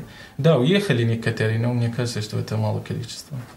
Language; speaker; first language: Russian; non-native, learner; Arabic